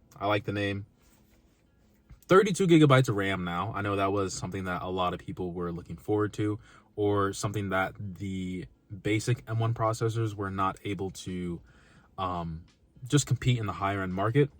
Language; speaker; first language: English; native; English